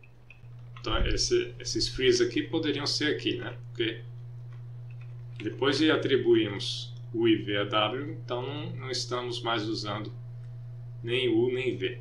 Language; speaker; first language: Portuguese; native; Portuguese